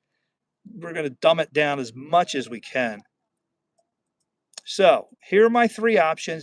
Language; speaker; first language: English; native; English